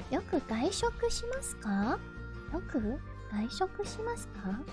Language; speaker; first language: Japanese; non-native, learner; English